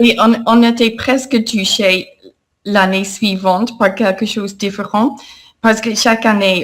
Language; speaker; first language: French; non-native, fluent; English